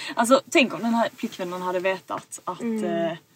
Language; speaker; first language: Swedish; native; Swedish